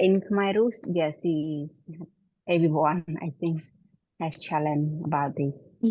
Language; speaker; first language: English; non-native, learner; Khmer